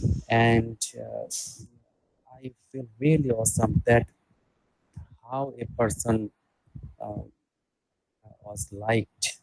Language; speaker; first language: English; non-native, learner; Bangla